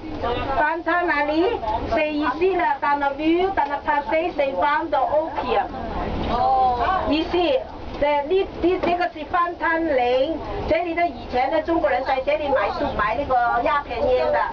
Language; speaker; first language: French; non-native, learner; Cantonese